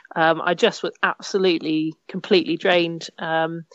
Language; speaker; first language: English; native; English